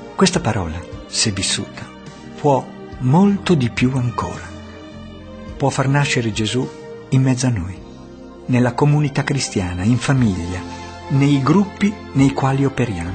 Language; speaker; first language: Italian; native; Italian